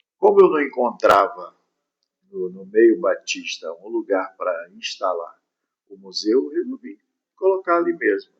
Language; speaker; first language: Portuguese; native; Portuguese